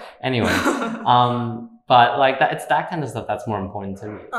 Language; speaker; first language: English; native; English